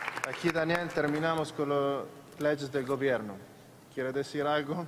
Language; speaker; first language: Spanish; non-native, fluent; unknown